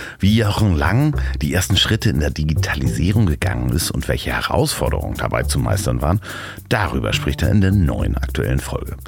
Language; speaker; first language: German; native; German